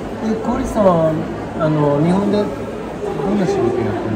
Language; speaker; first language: Japanese; non-native, fluent; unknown